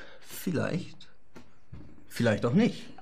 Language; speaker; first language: German; native; German